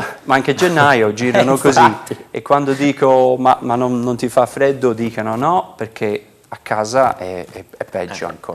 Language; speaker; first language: Italian; non-native, fluent; English